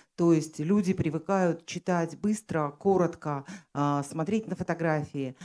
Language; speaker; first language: Russian; native; Russian